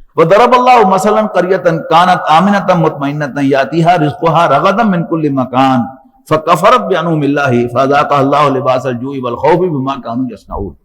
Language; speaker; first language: Urdu; non-native, local second language; Punjabi